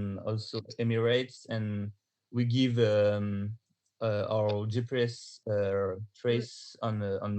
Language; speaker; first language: English; non-native, learner; French